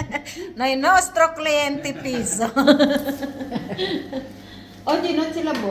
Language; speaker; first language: Italian; non-native, learner; Filipino